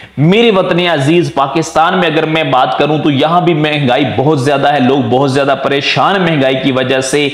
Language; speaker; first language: Urdu; non-native, local second language; Punjabi